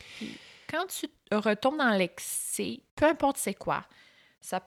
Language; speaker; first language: French; native; French